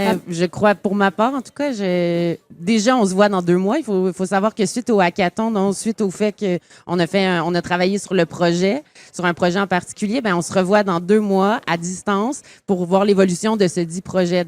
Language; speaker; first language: French; native; French